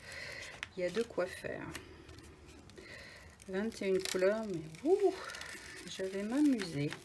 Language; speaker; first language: French; native; French